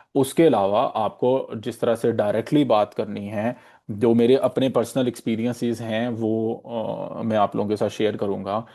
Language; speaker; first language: Urdu; native; Urdu